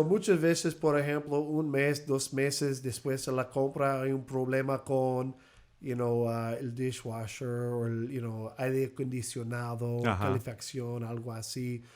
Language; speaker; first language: Spanish; early bilingual, heritage; Spanish